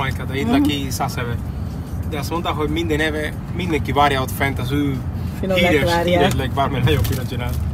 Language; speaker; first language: Hungarian; non-native, learner; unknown